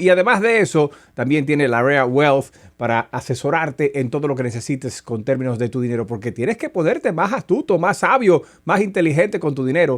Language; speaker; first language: Spanish; native; Spanish